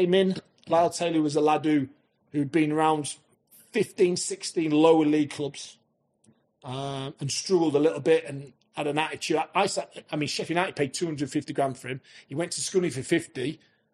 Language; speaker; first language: English; native; English